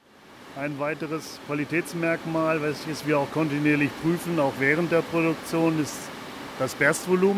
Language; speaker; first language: German; native; German